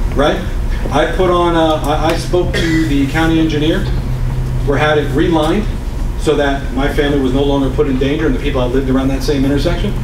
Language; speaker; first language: English; native; English